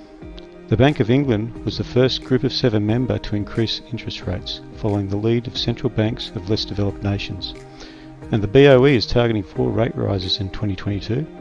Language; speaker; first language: English; native; English